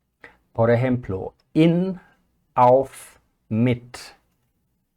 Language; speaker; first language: Spanish; non-native, fluent; German